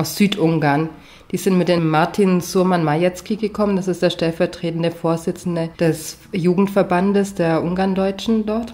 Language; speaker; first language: German; native; German